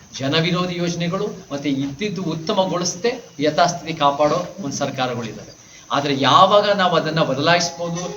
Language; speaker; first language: Kannada; early bilingual, heritage; Kannada